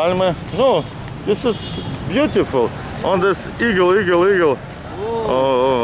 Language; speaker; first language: English; non-native, learner; Russian